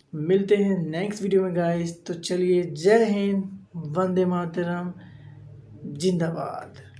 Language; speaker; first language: Hindi; native; Hindi